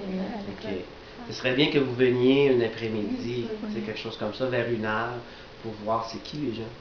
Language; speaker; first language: French; native; French